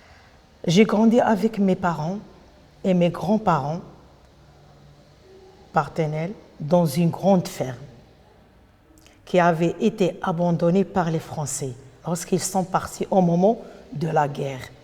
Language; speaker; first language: French; non-native, local second language; Arabic